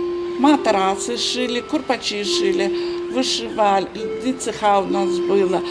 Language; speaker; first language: Russian; non-native, local second language; Tajik